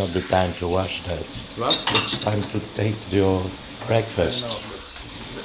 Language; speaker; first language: English; non-native, learner; French